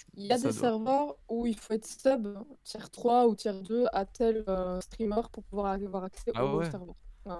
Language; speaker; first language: French; native; French